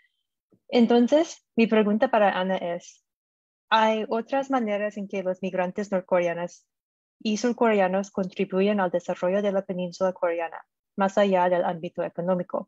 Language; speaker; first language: Spanish; non-native, fluent; English